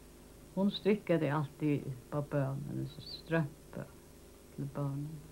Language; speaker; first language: Danish; non-native, local second language; Faroese